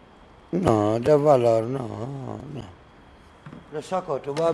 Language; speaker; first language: Spanish; non-native, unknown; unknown